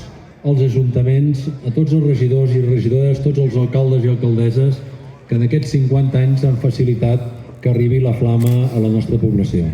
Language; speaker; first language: Catalan; native; Catalan